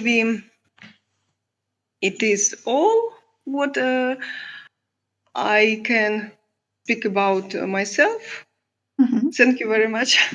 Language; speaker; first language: English; non-native, learner; Russian